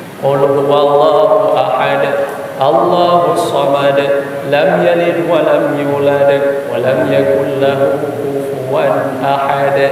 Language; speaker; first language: Malay; non-native, local second language; Achinese